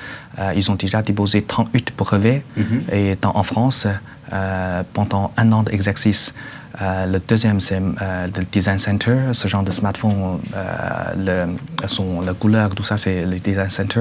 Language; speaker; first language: French; non-native, learner; Chinese